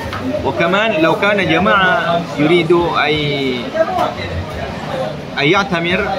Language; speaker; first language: Arabic; non-native, fluent; Indonesian